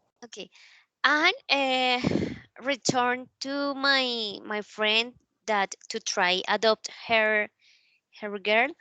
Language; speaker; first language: English; non-native, learner; Spanish